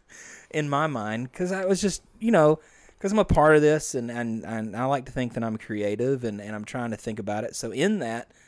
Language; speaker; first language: English; native; English